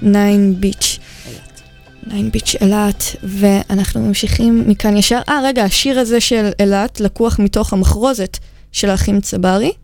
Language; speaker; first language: Hebrew; native; Hebrew